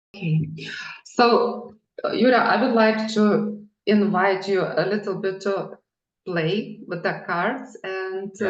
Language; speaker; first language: English; non-native, fluent; Lithuanian